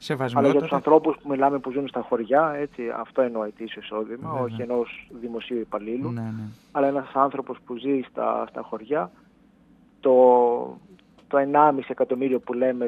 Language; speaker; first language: Greek; native; Greek